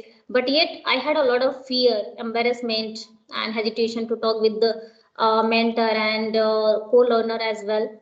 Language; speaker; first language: English; non-native, local second language; Hindi